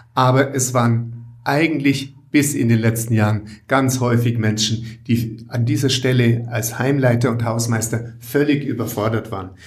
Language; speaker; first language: German; native; German